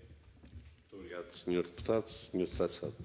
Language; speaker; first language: Portuguese; native; Portuguese